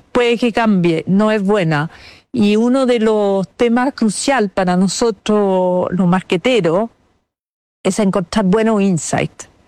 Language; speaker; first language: Spanish; non-native, fluent; French